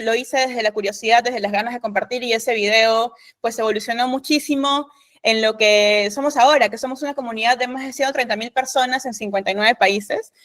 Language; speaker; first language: Spanish; native; Spanish